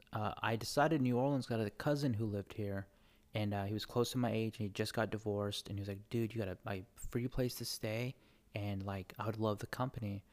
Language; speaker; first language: English; native; English